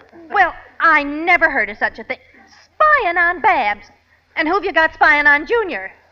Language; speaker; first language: English; native; English